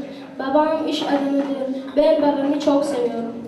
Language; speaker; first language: Turkish; non-native, learner; Tajik